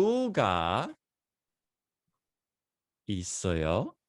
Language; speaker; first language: Korean; non-native, fluent; English